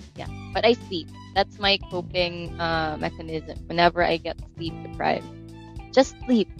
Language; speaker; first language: English; non-native, local second language; Filipino